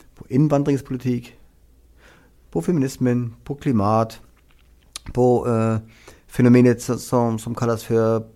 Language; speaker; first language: Swedish; non-native, fluent; German